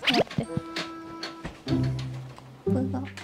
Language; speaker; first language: Japanese; native; Japanese